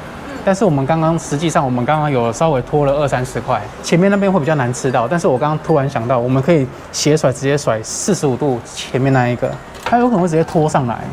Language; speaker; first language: Chinese; native; Chinese